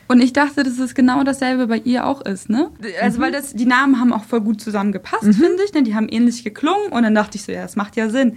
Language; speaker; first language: German; early bilingual, other home language; Russian